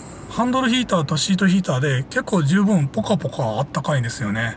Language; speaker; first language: Japanese; native; Japanese